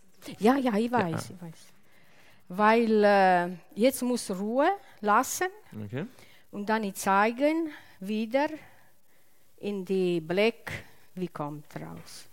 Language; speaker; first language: German; non-native, learner; Italian